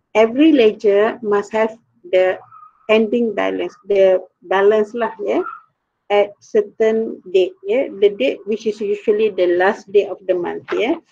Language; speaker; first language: English; non-native, local second language; Malay